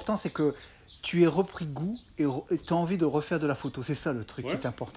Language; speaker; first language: French; native; French